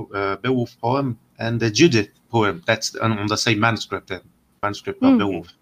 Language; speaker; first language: English; non-native, fluent; Portuguese